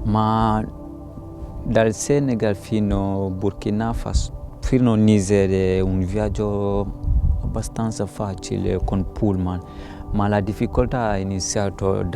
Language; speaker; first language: Italian; non-native, fluent; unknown